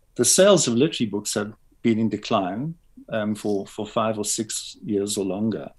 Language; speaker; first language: English; native; English